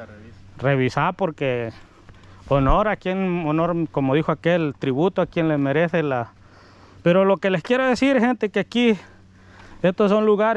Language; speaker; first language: Spanish; native; Spanish